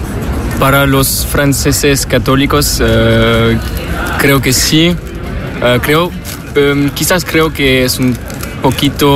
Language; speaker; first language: Spanish; non-native, learner; French